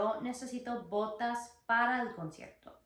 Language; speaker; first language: Spanish; non-native, fluent; English